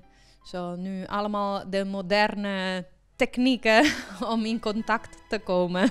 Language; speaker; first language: Dutch; early bilingual, heritage; Italian